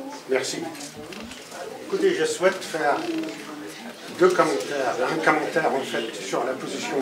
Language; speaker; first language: French; non-native, fluent; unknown